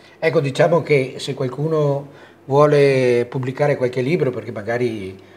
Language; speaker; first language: Italian; native; Italian